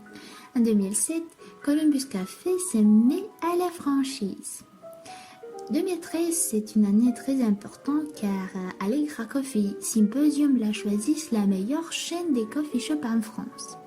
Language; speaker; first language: French; non-native, learner; Romanian